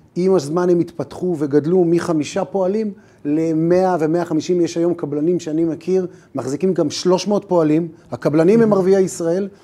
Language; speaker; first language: Hebrew; native; Hebrew